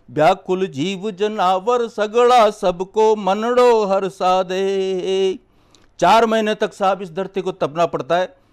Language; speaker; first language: Hindi; native; Hindi